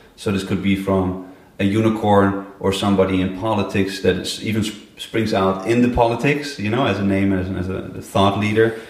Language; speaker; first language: English; non-native, fluent; Dutch